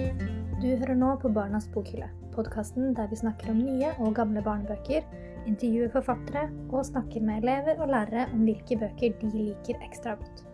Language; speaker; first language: Norwegian; native; Norwegian